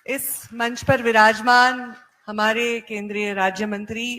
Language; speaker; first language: Hindi; non-native, local second language; Marathi